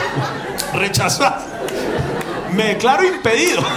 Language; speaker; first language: Spanish; native; Spanish